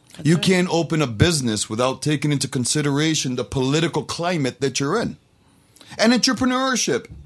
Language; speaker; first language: English; native; English